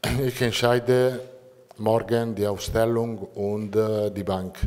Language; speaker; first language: German; non-native, learner; Italian